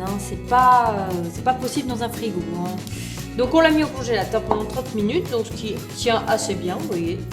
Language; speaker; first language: French; native; French